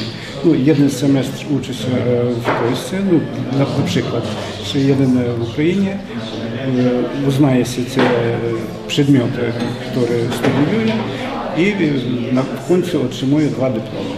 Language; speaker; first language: Polish; non-native, learner; Ukrainian